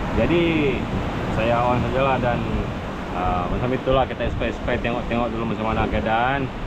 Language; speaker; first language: Malay; native; Malay